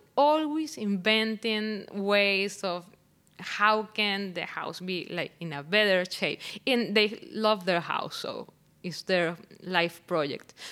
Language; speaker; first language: English; non-native, fluent; Spanish